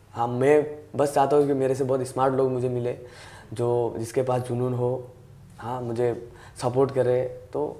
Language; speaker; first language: Hindi; native; Hindi